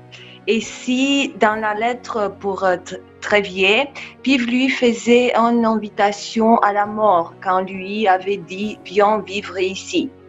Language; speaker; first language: French; non-native, fluent; Romanian